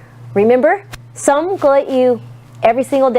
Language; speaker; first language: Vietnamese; non-native, learner; English